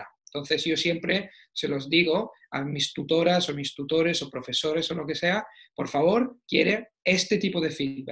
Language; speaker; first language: Spanish; non-native, fluent; Italian